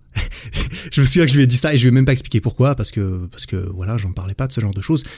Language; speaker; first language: French; native; French